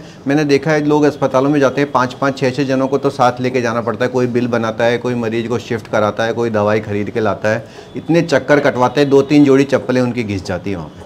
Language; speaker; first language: Hindi; native; Hindi